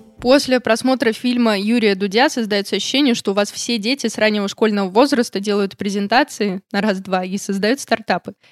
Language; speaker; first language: Russian; native; Russian